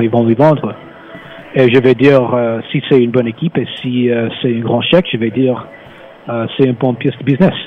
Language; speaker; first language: French; non-native, fluent; English